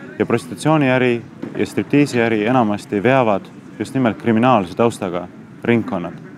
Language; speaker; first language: Estonian; native; Estonian